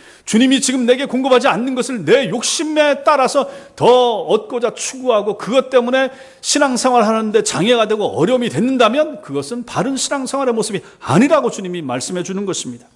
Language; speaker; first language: Korean; native; Korean